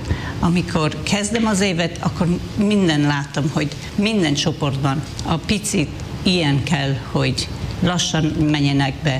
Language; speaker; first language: Hungarian; non-native, fluent; Hebrew